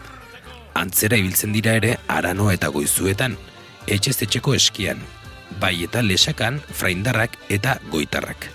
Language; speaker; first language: Basque; native; Basque